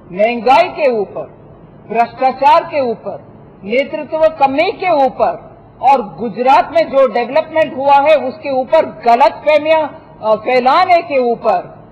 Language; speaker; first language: Hindi; non-native, local second language; Tamil